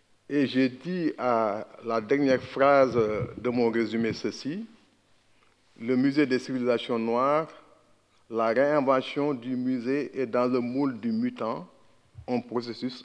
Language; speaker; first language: French; non-native, local second language; Wolof